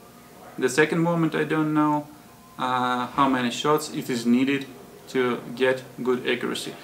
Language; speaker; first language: English; non-native, fluent; Russian